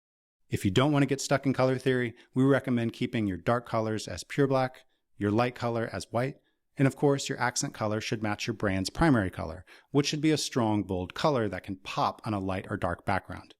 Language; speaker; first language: English; native; English